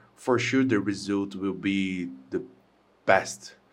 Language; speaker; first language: English; non-native, fluent; Portuguese